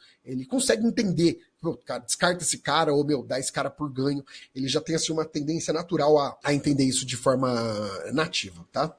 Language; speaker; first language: Portuguese; native; Portuguese